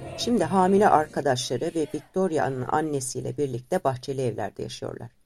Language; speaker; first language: Turkish; native; Turkish